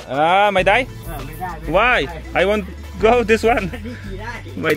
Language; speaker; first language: English; non-native, learner; Polish